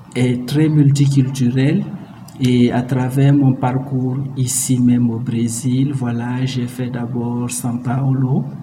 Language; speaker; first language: French; non-native, local second language; Mossi